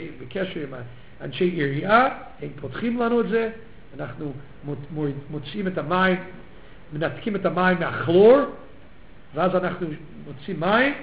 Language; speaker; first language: Hebrew; early bilingual, heritage; Hebrew